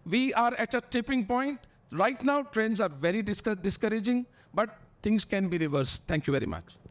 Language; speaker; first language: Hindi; native; Hindi